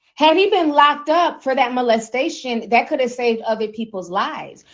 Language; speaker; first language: English; native; English